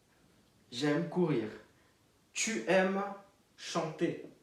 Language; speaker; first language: French; non-native, fluent; Portuguese